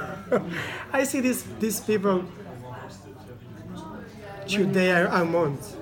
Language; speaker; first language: English; non-native, learner; Italian